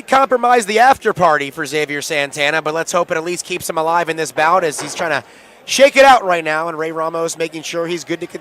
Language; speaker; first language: English; native; English